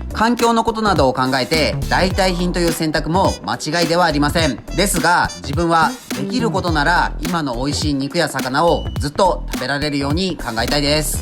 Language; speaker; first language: Japanese; native; Japanese